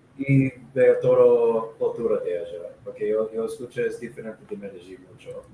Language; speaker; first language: Spanish; non-native, learner; English